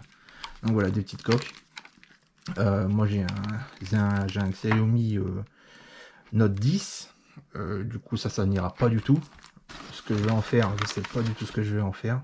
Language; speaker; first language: French; native; French